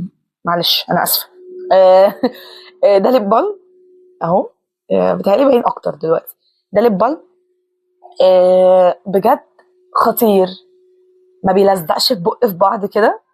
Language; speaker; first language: Arabic; native; Arabic